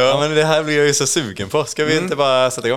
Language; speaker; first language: Swedish; native; Swedish